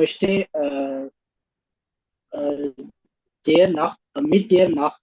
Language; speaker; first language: German; non-native, learner; Hindi